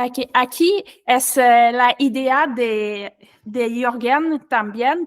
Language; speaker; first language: Spanish; non-native, learner; French